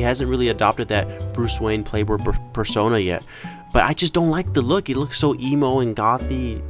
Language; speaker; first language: English; native; English